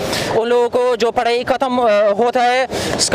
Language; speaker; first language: Hindi; non-native, fluent; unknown